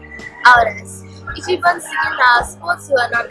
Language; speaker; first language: Japanese; non-native, learner; English